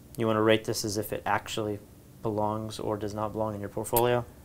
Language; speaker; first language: English; native; English